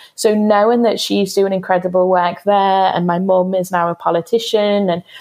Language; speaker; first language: English; native; English